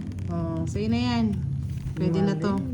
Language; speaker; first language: Filipino; native; Filipino